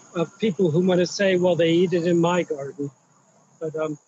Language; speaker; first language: English; native; English